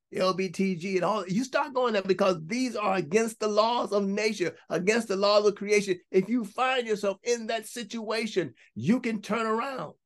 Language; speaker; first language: English; native; English